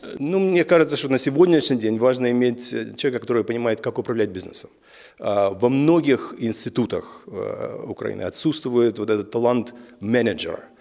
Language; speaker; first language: Russian; native; Russian